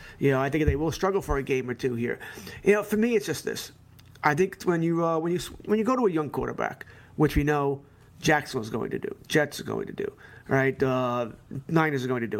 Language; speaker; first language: English; native; English